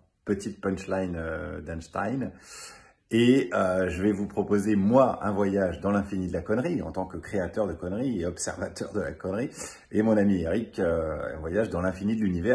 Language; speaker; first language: French; native; French